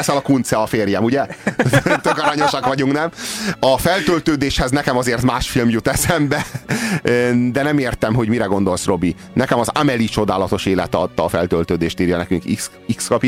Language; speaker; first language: Hungarian; native; Hungarian